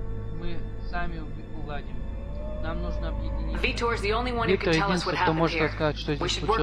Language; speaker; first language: Russian; native; Russian